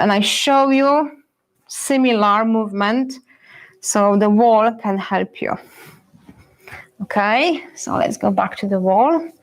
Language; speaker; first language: English; non-native, fluent; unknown